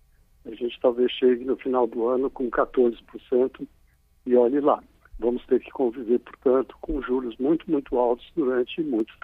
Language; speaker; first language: Portuguese; native; Portuguese